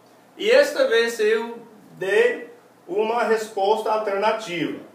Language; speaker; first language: Portuguese; non-native, fluent; English